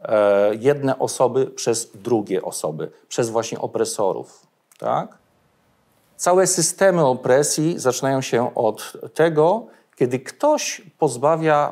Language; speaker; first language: Polish; native; Polish